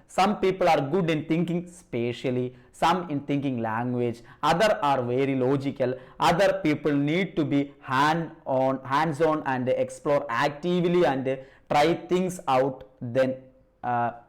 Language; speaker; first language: English; non-native, local second language; Malayalam